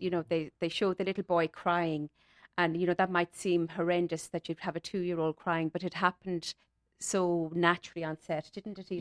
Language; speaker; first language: English; native; English